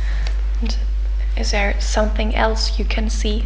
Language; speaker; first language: English; non-native, fluent; German